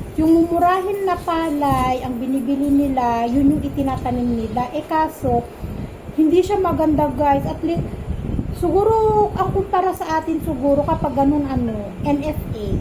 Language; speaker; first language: Filipino; non-native, local second language; Iloko